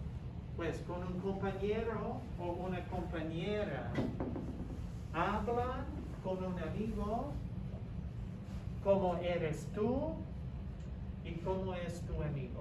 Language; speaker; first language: Spanish; non-native, fluent; English